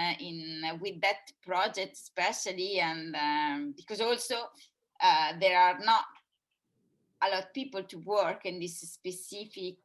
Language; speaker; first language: English; non-native, fluent; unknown